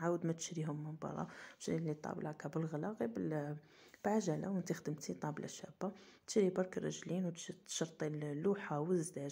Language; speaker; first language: Arabic; native; Arabic